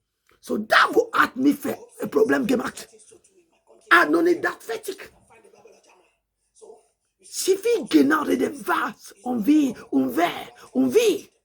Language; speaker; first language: German; non-native, learner; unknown